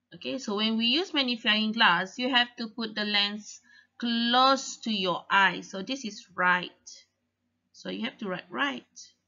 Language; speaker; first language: English; non-native, local second language; Malay